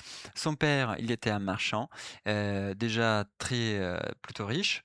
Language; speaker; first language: French; native; French